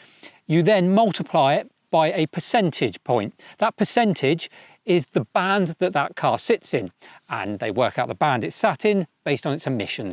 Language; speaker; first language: English; native; English